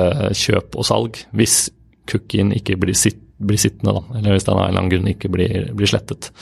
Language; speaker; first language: Norwegian; native; Norwegian